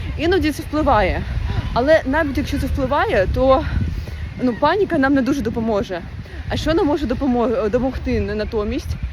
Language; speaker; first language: Ukrainian; non-native, local second language; Russian